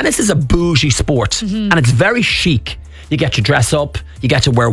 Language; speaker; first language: English; native; English